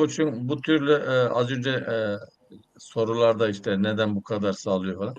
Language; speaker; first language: Turkish; native; Turkish